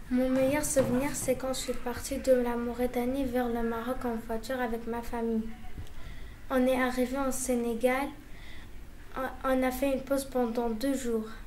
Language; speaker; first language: French; non-native, learner; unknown